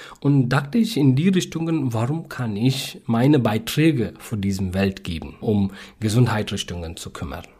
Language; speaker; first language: German; non-native, learner; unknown